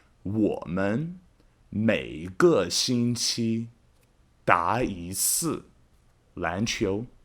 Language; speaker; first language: Chinese; non-native, fluent; English